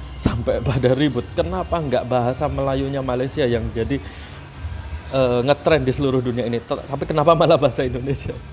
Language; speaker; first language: Indonesian; native; Indonesian